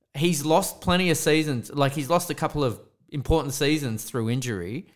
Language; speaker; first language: English; native; English